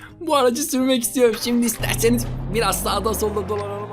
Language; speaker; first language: Turkish; native; Turkish